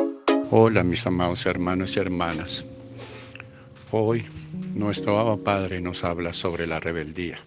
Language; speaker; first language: Spanish; native; Spanish